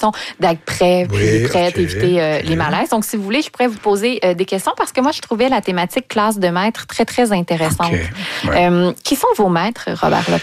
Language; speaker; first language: French; native; French